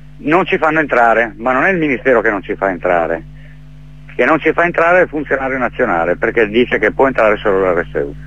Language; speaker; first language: Italian; native; Italian